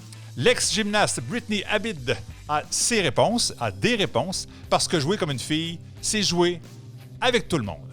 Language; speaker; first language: French; native; French